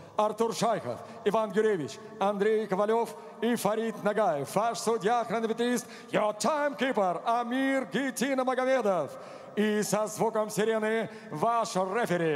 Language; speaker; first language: Russian; native; Russian